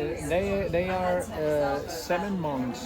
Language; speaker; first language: English; non-native, learner; Spanish